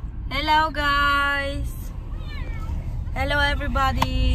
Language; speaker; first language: English; non-native, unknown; Bulgarian